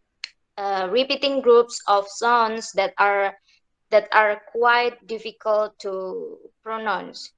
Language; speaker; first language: English; non-native, learner; Indonesian